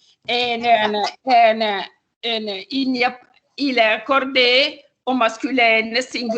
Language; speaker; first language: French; non-native, learner; Italian